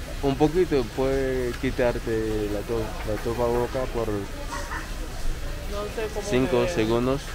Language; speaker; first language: Spanish; non-native, learner; English